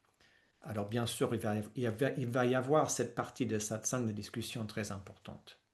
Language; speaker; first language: French; non-native, fluent; English